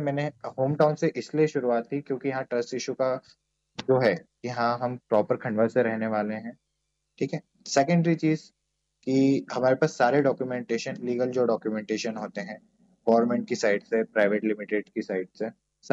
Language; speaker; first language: Hindi; native; Hindi